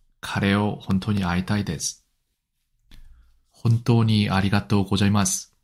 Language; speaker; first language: Japanese; non-native, learner; Korean